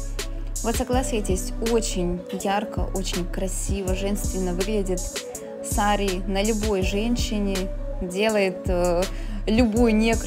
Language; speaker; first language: Russian; native; Russian